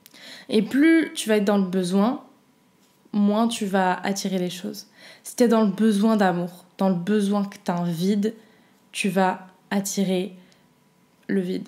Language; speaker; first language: French; native; French